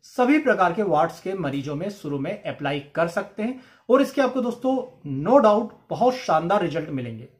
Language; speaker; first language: Hindi; native; Hindi